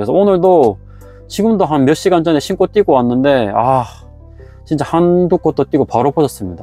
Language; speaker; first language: Korean; native; Korean